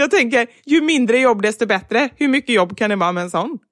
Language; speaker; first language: Swedish; native; Swedish